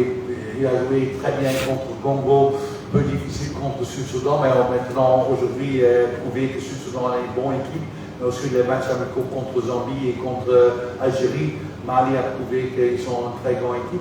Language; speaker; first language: French; non-native, fluent; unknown